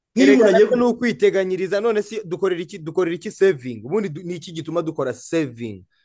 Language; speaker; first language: Kinyarwanda; native; Kinyarwanda